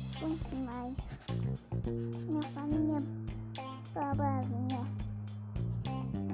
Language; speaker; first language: Portuguese; non-native, learner; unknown